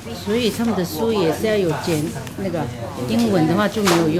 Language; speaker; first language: Chinese; native; Chinese